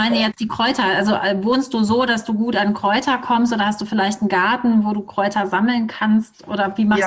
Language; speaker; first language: German; native; German